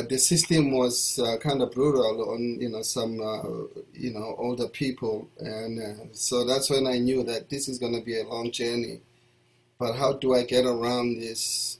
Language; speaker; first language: English; non-native, local second language; Zulu